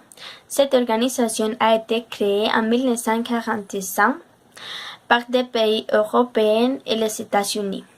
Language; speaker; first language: French; non-native, learner; Spanish